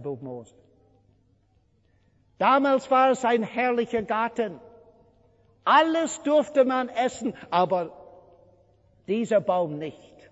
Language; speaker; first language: German; non-native, fluent; English